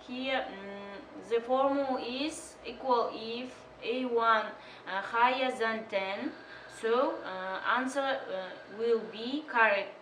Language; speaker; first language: English; non-native, learner; Kazakh